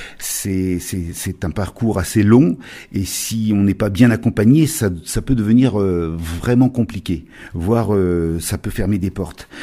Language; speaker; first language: French; native; French